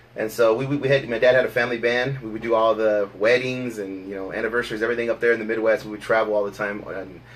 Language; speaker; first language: English; native; English